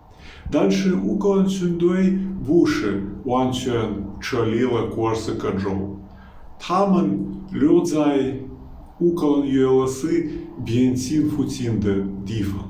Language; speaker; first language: Chinese; non-native, fluent; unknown